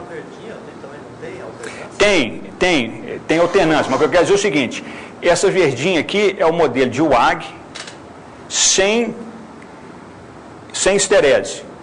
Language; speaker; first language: Portuguese; native; Portuguese